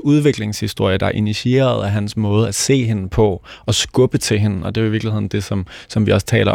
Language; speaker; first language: Danish; native; Danish